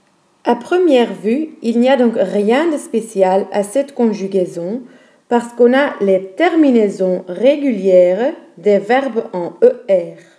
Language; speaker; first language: French; non-native, fluent; Dutch